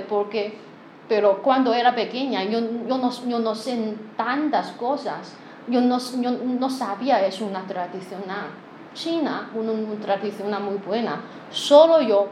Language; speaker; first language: Spanish; non-native, learner; Chinese